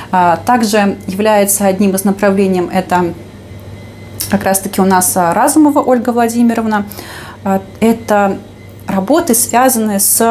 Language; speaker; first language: Russian; native; Russian